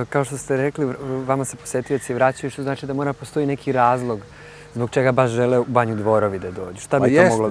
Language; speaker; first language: Bosnian; native; Bosnian